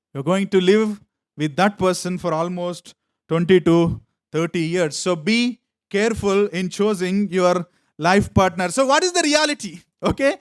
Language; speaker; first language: English; non-native, local second language; Telugu